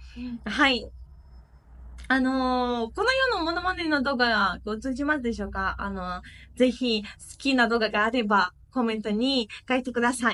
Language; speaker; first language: Japanese; non-native, fluent; Ukrainian